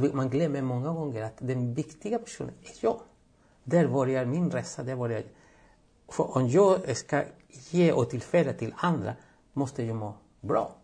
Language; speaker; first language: Swedish; non-native, fluent; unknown